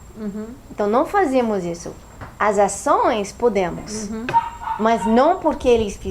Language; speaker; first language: Portuguese; non-native, fluent; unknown